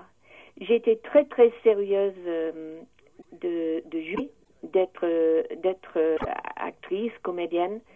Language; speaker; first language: French; non-native, learner; English